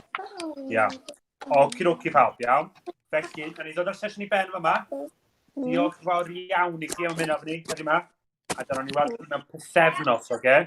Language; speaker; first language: Welsh; native; Welsh